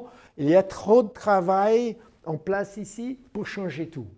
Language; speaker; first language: French; non-native, learner; English